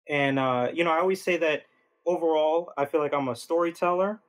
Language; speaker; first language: English; native; English